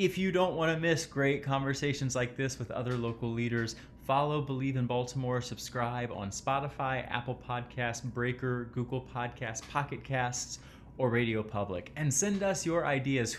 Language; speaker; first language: English; native; English